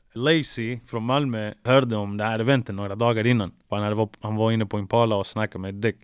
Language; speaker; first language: Swedish; early bilingual, other home language; Spanish